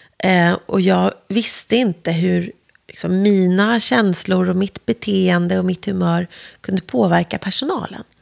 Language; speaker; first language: Swedish; native; Swedish